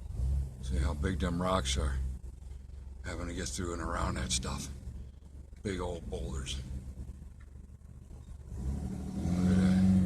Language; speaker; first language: English; native; English